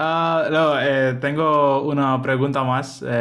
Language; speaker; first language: Spanish; non-native, learner; Hindi